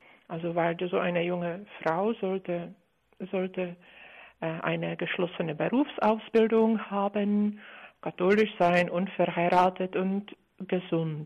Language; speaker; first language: German; non-native, fluent; Czech